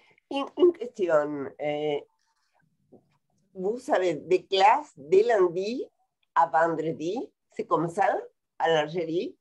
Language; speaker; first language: French; non-native, fluent; Spanish